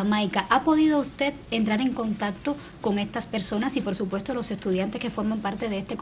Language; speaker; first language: Spanish; native; Spanish